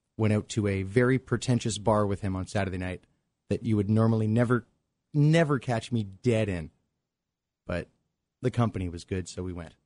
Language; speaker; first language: English; native; English